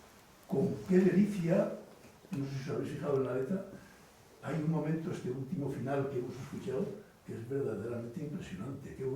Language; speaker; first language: Spanish; native; Spanish